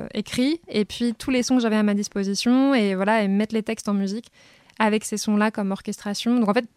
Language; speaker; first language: French; native; French